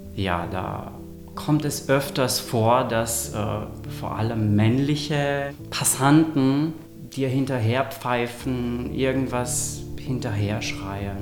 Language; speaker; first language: German; non-native, local second language; Romanian